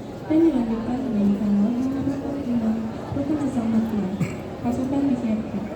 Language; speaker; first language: Indonesian; native; Indonesian